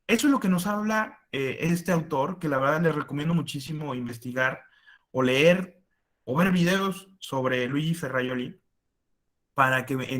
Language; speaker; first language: Spanish; native; Spanish